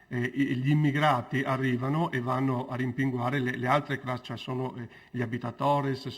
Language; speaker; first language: Italian; native; Italian